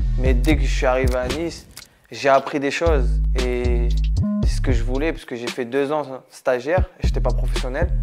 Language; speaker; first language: French; early bilingual, other home language; Arabic